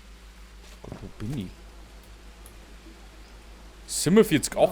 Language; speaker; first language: German; native; German